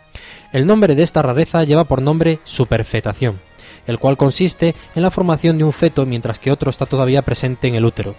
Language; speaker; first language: Spanish; native; Spanish